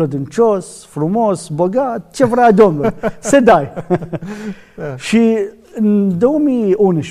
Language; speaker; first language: Romanian; non-native, learner; Arabic